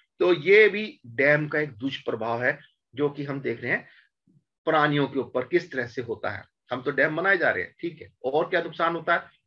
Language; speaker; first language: Hindi; native; Hindi